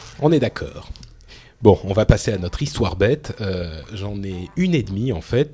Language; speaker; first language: French; native; French